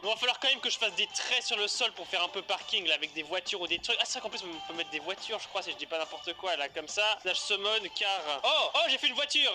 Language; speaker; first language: French; native; French